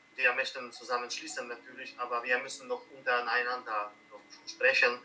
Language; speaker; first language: German; non-native, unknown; Polish